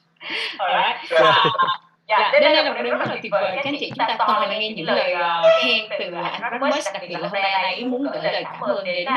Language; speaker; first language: Vietnamese; native; Vietnamese